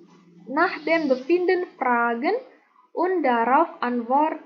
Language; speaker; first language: German; non-native, learner; Indonesian